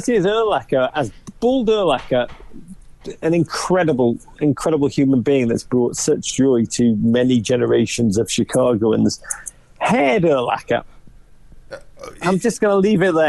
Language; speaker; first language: English; native; English